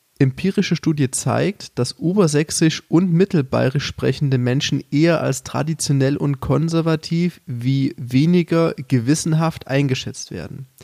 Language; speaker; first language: German; native; German